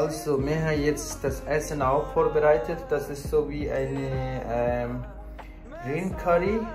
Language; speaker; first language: German; non-native, learner; Tibetan